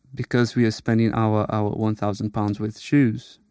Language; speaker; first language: English; non-native, fluent; Portuguese